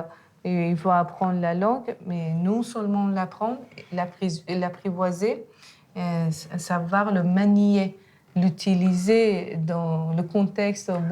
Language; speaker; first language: French; non-native, fluent; Persian